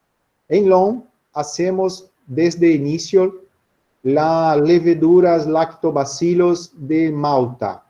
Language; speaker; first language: Spanish; non-native, learner; Portuguese